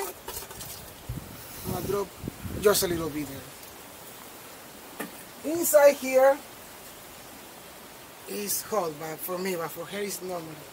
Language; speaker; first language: English; non-native, fluent; Spanish